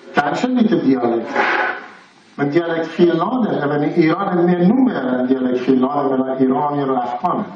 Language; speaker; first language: Swedish; non-native, learner; Persian